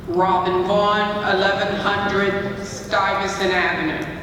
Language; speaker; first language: English; native; English